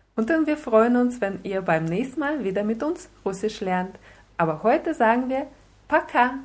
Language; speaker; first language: German; non-native, fluent; Russian